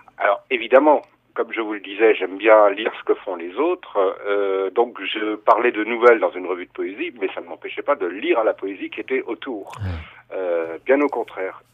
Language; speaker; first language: French; non-native, local second language; German